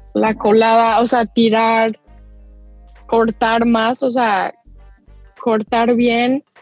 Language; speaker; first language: Spanish; early bilingual, other home language; English